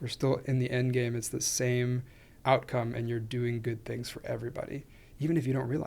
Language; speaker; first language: English; non-native, fluent; Spanish